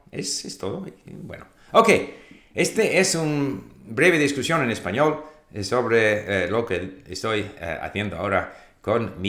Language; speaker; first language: Spanish; non-native, fluent; English